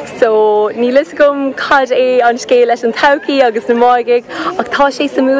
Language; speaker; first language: Irish; non-native, local second language; English